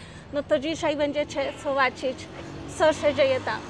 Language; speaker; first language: Polish; non-native, learner; Spanish